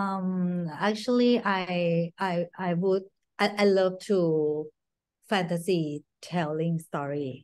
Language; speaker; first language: English; non-native, learner; Thai